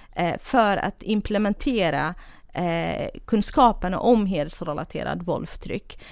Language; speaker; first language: Swedish; non-native, fluent; Kurdish